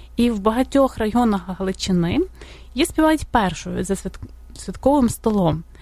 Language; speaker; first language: Ukrainian; native; Ukrainian